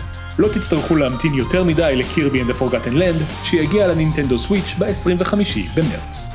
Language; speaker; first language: Hebrew; native; Hebrew